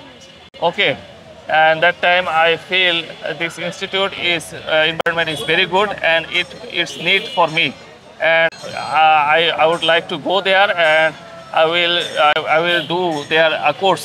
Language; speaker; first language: English; non-native, learner; Bangla